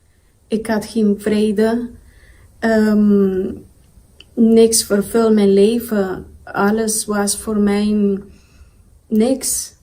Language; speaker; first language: Dutch; non-native, local second language; Papiamento